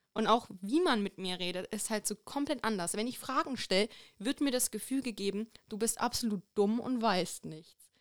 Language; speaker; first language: German; native; German